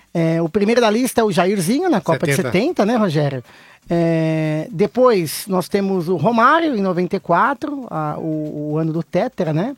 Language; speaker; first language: Portuguese; native; Portuguese